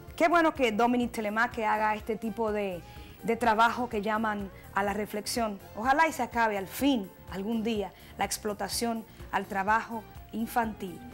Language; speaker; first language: Spanish; native; Spanish